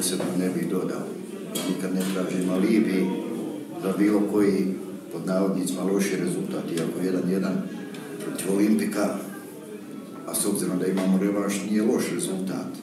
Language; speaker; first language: Croatian; native; Croatian